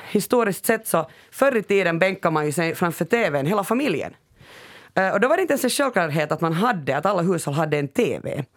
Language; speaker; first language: Swedish; native; Swedish